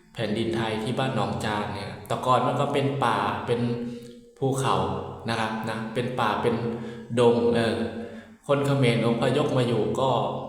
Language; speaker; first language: Thai; native; Thai